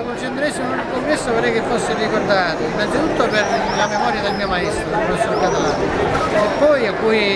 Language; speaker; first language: Italian; native; Italian